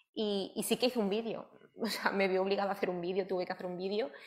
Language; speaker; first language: Spanish; native; Spanish